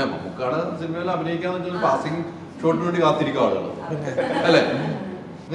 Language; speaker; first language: Malayalam; native; Malayalam